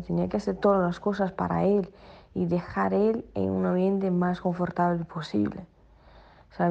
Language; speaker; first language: Spanish; non-native, fluent; Portuguese